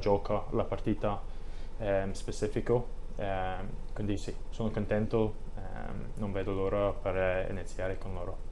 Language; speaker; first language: Italian; non-native, learner; English